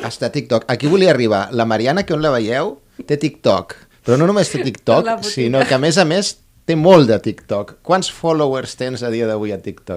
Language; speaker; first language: Catalan; native; Catalan